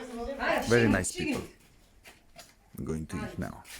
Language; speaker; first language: English; non-native, learner; Romanian